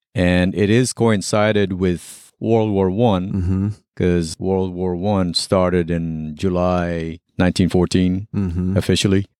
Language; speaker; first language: English; non-native, local second language; Pampanga